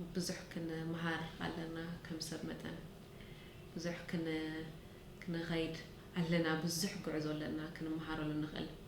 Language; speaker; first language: Tigrinya; early bilingual, heritage; Tigrinya